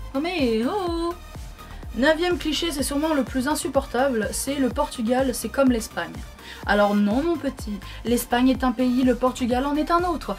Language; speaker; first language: French; early bilingual, other home language; Portuguese